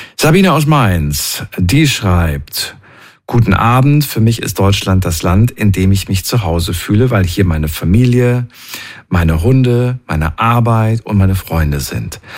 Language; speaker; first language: German; native; German